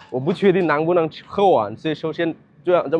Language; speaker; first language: Chinese; non-native, learner; Bangla